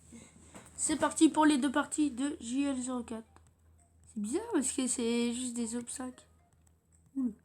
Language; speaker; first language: French; native; French